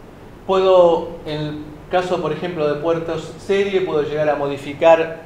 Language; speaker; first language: Spanish; native; Spanish